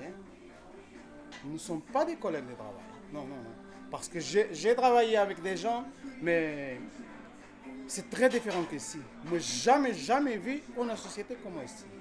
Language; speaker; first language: French; non-native, learner; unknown